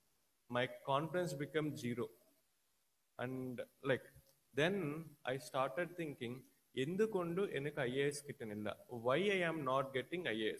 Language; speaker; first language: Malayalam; non-native, learner; Telugu